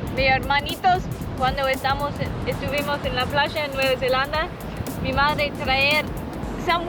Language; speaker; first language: Spanish; non-native, learner; English